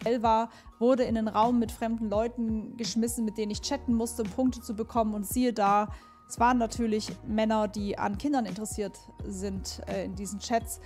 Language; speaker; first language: German; native; German